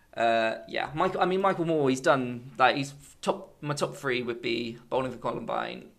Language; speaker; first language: English; native; English